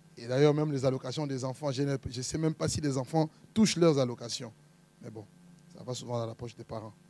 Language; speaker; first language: French; non-native, local second language; Lingala